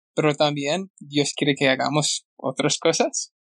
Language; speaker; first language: Spanish; non-native, fluent; English